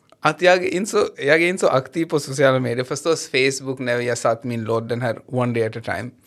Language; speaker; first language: Swedish; non-native, fluent; Hindi